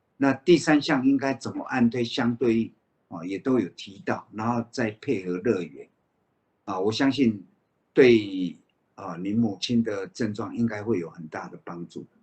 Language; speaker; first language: Chinese; native; Chinese